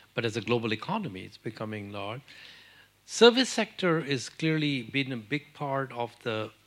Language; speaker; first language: English; non-native, local second language; Urdu